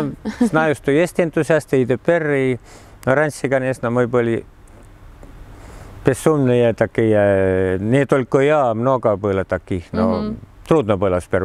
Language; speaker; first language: Russian; non-native, learner; Estonian